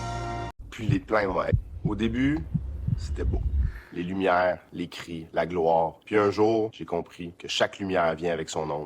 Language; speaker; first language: French; native; French